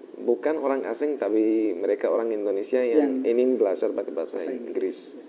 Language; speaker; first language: Indonesian; non-native, fluent; Arabic